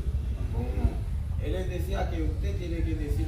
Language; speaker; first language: Spanish; non-native, learner; Haitian Creole